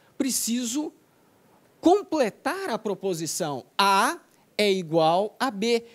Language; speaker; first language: Portuguese; native; Portuguese